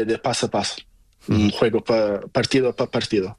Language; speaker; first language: Spanish; non-native, learner; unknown